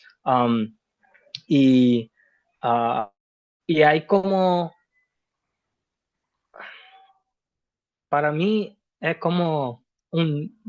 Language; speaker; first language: Spanish; early bilingual, heritage; Spanish